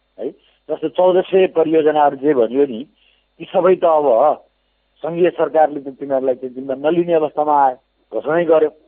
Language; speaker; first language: Nepali; native; Nepali